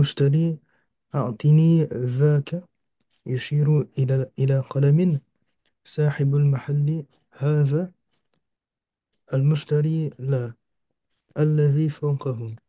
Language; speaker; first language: Arabic; non-native, learner; French